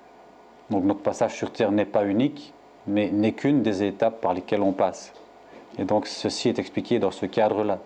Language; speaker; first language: French; native; French